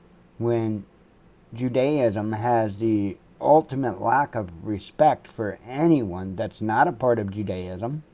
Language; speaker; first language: English; native; English